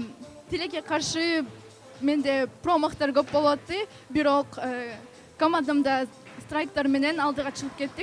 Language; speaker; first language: Kyrgyz; non-native, local second language; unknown